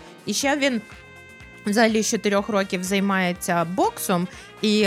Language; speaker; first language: Ukrainian; native; Ukrainian